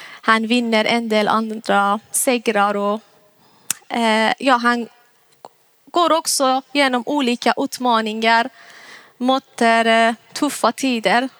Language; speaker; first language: Swedish; non-native, fluent; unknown